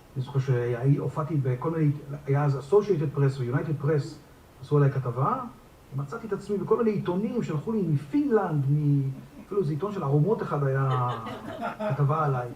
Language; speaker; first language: Hebrew; native; Hebrew